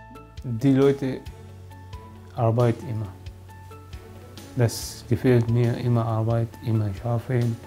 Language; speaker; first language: German; non-native, learner; Arabic